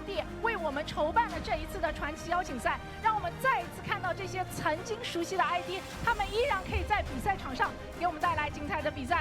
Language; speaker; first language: Chinese; native; Chinese